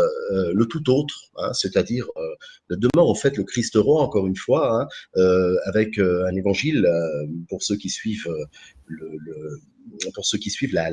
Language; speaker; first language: French; native; French